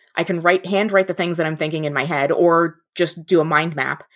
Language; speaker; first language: English; native; English